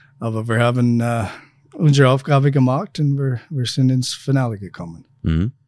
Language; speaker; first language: German; non-native, fluent; English